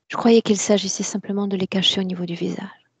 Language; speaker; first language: French; native; French